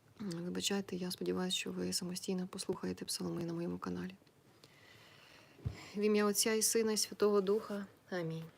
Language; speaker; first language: Ukrainian; native; Ukrainian